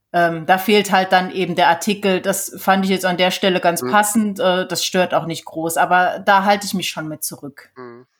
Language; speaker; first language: German; native; German